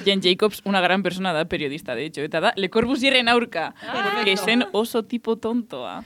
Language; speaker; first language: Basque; non-native, local second language; Spanish